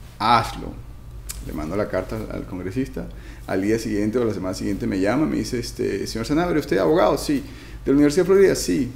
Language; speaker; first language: Spanish; native; Spanish